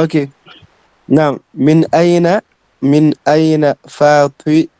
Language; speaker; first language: Arabic; non-native, learner; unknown